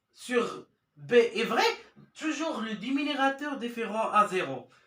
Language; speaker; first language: French; non-native, local second language; Arabic